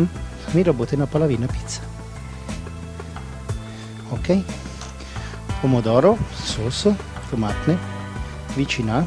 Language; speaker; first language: Russian; non-native, learner; Italian